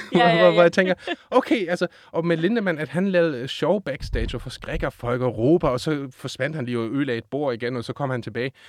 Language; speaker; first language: Danish; non-native, fluent; German